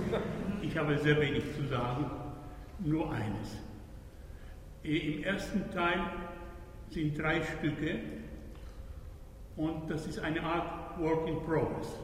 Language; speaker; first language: German; non-native, fluent; Hungarian